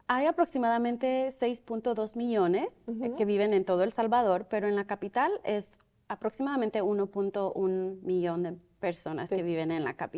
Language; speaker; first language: Spanish; early bilingual, other home language; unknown